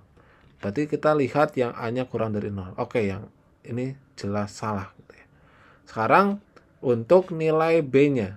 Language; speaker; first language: Indonesian; native; Indonesian